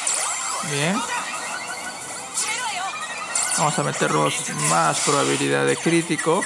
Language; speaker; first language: Spanish; native; Spanish